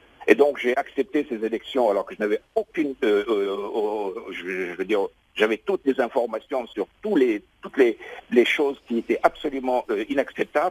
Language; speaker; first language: French; non-native, local second language; Arabic